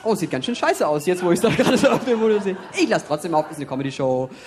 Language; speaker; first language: German; native; German